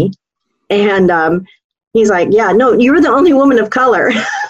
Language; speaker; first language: English; native; English